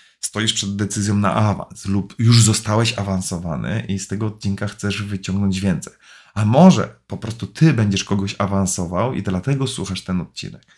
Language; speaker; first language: Polish; native; Polish